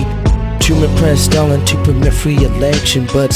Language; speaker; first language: English; native; English